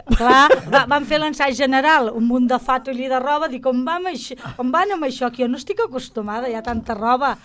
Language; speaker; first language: Catalan; native; Catalan